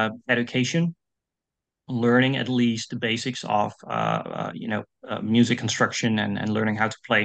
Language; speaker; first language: English; non-native, fluent; Dutch